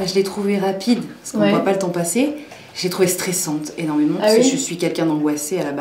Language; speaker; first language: French; native; French